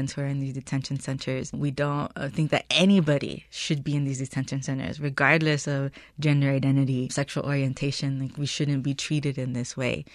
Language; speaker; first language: English; early bilingual, other home language; Spanish